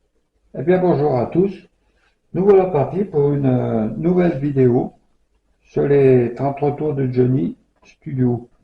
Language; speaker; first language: French; native; French